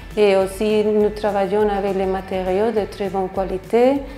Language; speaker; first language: French; non-native, fluent; Spanish